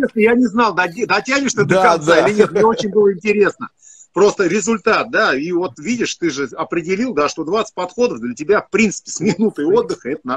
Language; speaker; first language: Russian; native; Russian